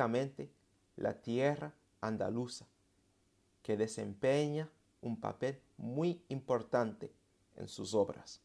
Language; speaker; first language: Spanish; non-native, fluent; English